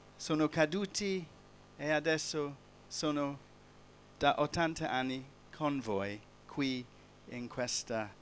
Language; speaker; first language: Italian; non-native, fluent; English